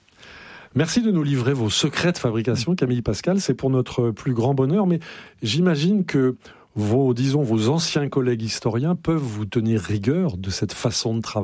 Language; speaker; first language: French; native; French